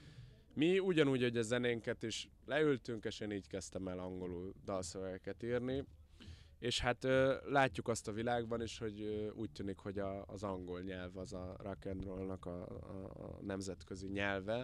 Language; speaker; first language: Hungarian; native; Hungarian